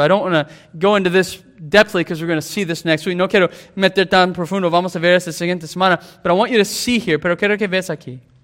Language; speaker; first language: English; native; English